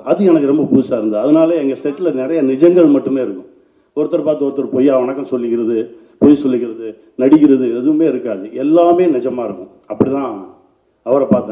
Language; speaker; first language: Tamil; native; Tamil